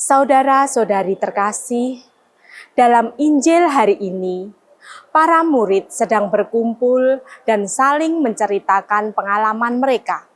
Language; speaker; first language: Indonesian; native; Indonesian